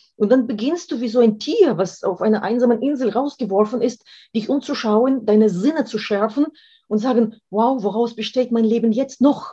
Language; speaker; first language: German; non-native, fluent; Russian